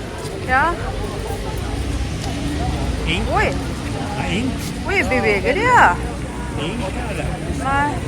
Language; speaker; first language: Norwegian; non-native, learner; Mongolian